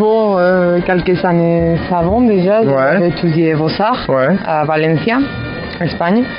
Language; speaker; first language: French; non-native, fluent; Spanish